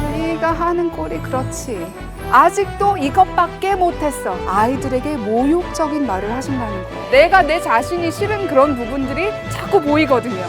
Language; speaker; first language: Korean; early bilingual, heritage; Korean